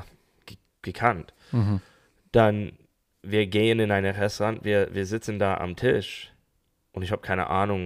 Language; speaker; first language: German; non-native, fluent; English